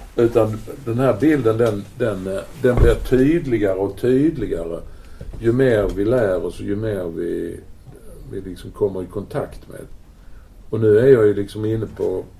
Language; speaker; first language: Swedish; native; Swedish